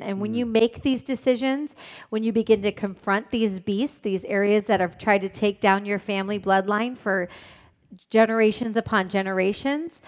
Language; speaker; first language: English; native; English